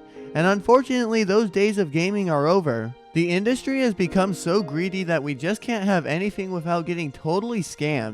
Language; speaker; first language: English; native; English